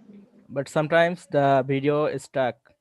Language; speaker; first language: English; non-native, local second language; Bangla